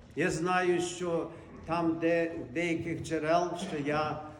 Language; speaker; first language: Ukrainian; early bilingual, heritage; Ukrainian